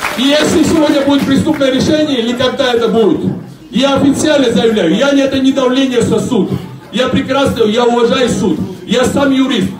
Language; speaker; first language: Russian; non-native, local second language; Georgian